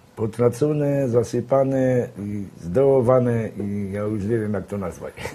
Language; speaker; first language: Polish; native; Polish